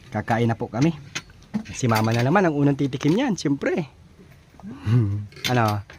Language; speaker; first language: Filipino; non-native, local second language; Bikol